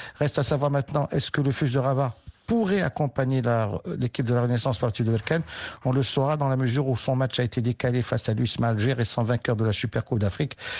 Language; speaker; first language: French; non-native, local second language; Arabic